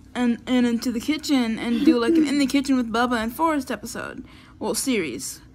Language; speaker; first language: English; native; English